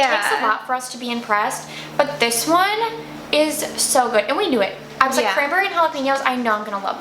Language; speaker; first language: English; native; English